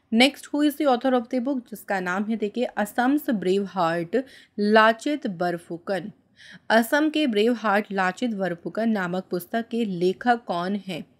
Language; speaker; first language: Hindi; native; Hindi